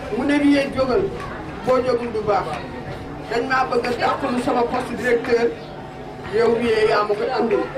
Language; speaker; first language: Wolof; non-native, local second language; Fula